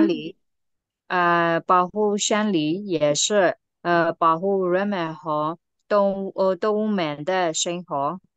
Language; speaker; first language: Chinese; non-native, learner; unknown